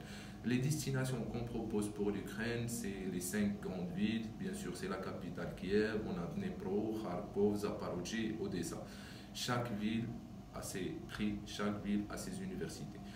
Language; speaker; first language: French; non-native, local second language; Arabic